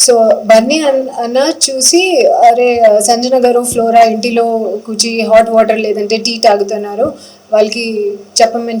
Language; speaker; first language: Telugu; non-native, learner; Hindi